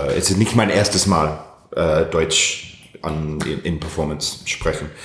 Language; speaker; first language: German; non-native, learner; English